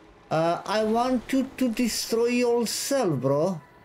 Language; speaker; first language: English; non-native, fluent; Romanian